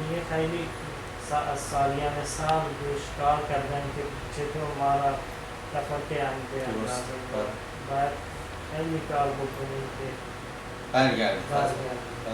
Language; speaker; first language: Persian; non-native, fluent; Urdu